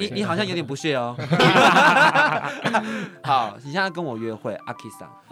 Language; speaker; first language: Chinese; native; Chinese